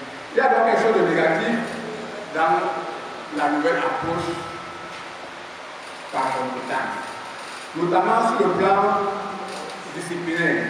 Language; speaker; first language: French; non-native, local second language; Basaa